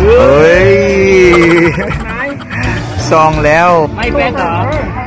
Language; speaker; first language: Thai; non-native, learner; Filipino